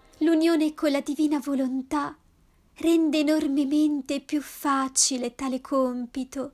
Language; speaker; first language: Italian; native; Italian